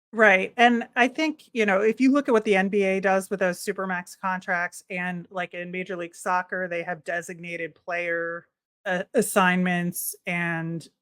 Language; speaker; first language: English; native; English